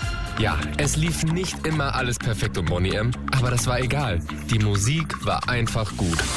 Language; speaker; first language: German; native; German